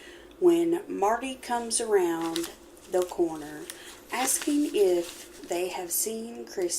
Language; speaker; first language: English; native; English